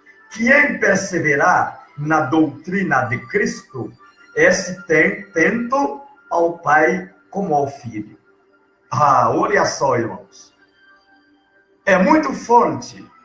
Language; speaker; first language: Portuguese; non-native, learner; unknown